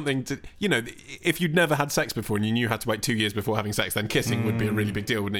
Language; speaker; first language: English; native; English